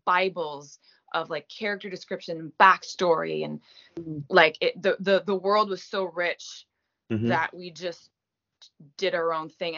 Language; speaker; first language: English; non-native, fluent; French